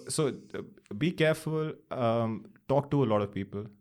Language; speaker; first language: English; non-native, local second language; Hindi